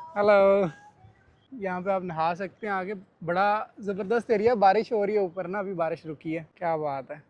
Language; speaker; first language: Urdu; non-native, local second language; Punjabi